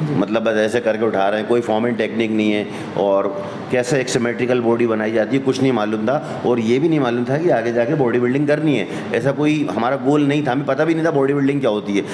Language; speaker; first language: Hindi; native; Hindi